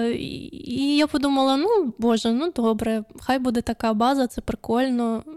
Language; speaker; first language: Ukrainian; non-native, local second language; Russian